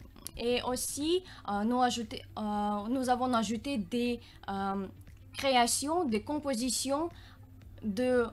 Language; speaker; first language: French; non-native, learner; Russian